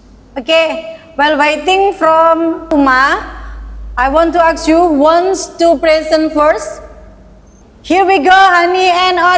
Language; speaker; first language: English; non-native, learner; Indonesian